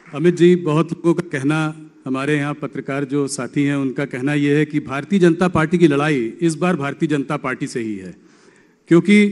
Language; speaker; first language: Hindi; native; Hindi